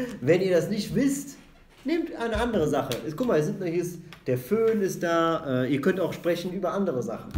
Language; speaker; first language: German; non-native, fluent; Arabic